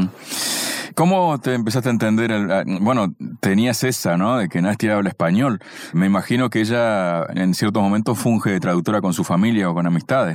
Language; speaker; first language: Spanish; native; Spanish